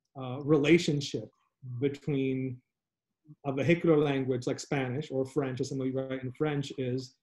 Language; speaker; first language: English; early bilingual, other home language; Spanish